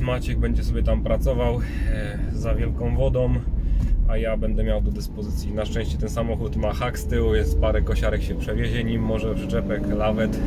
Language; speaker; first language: Polish; native; Polish